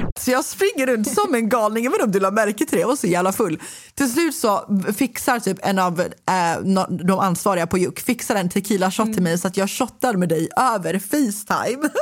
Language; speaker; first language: Swedish; native; Swedish